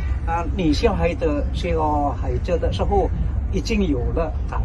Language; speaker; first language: Chinese; non-native, learner; Indonesian